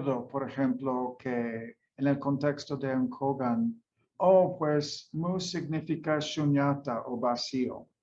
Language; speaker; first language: Spanish; non-native, fluent; English